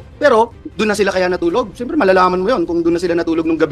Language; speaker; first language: Filipino; native; Filipino